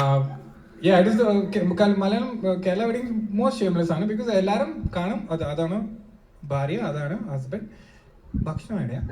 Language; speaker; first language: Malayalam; non-native, learner; English